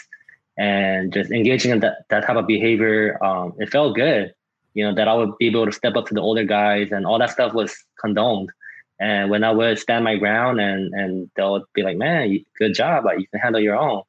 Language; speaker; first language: English; native; English